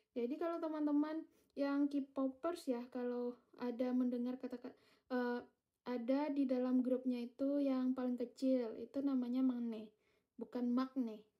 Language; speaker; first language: Indonesian; native; Indonesian